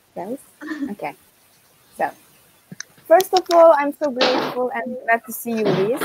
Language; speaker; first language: English; non-native, fluent; Turkish